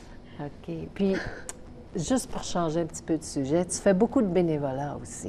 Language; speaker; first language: French; native; French